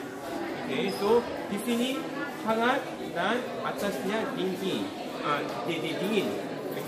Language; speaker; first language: Indonesian; non-native, learner; Korean